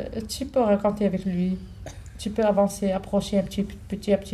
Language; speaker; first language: French; non-native, learner; Arabic